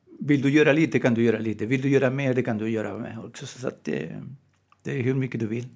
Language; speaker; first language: Swedish; non-native, fluent; Spanish